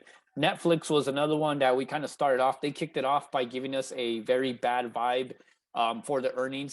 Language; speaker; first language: English; native; English